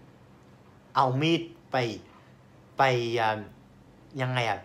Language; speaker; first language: Thai; non-native, fluent; Vietnamese